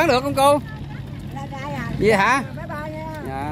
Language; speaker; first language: Vietnamese; native; Vietnamese